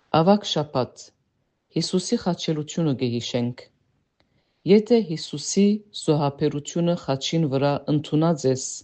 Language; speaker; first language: Armenian; early bilingual, heritage; Armenian